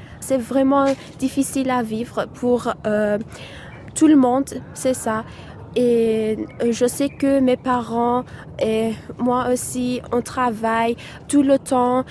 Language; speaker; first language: French; non-native, fluent; Persian